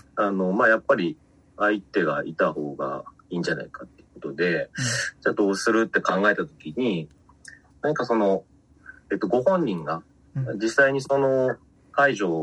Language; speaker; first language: Japanese; native; Japanese